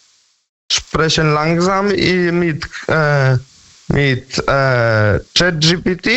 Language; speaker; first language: German; non-native, learner; Polish